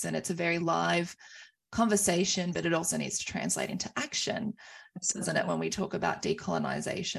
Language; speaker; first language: English; native; English